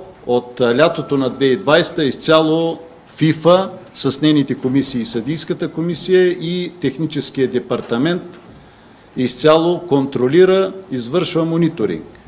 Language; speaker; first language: Bulgarian; native; Bulgarian